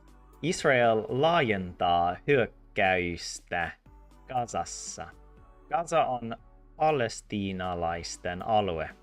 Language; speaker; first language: Finnish; non-native, learner; English